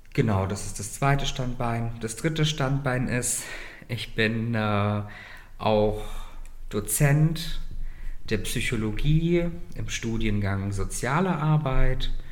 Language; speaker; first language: German; native; German